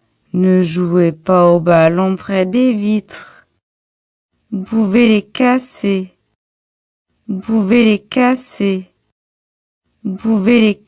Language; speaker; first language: French; non-native, local second language; Arabic